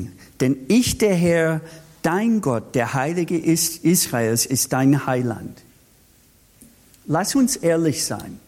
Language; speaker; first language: German; non-native, fluent; English